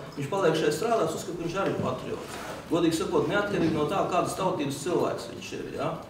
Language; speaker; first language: Latvian; non-native, local second language; Russian